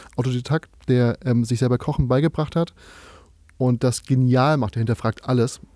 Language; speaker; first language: German; native; German